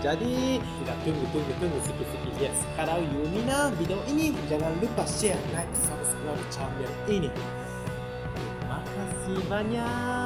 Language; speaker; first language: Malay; non-native, learner; Japanese